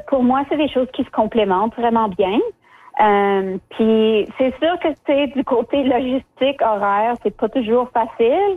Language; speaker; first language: French; early bilingual, other home language; Spanish